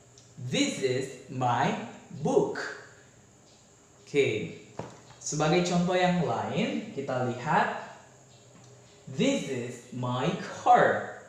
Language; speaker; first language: English; non-native, fluent; Indonesian